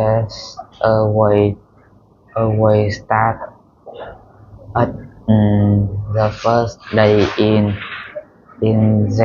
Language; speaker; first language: English; non-native, learner; Vietnamese